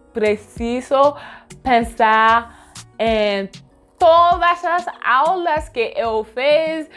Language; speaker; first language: Portuguese; non-native, learner; French